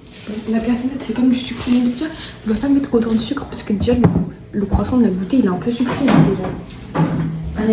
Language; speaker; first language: French; native; French